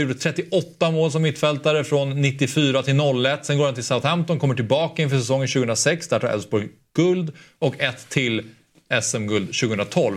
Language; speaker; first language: Swedish; native; Swedish